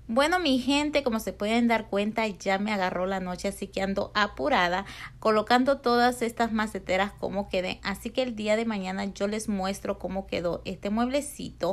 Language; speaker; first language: Spanish; native; Spanish